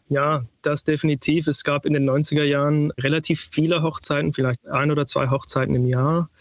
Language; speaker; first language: German; early bilingual, heritage; German